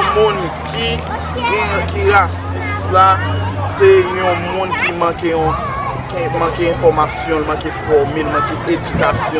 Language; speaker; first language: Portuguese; non-native, learner; Haitian Creole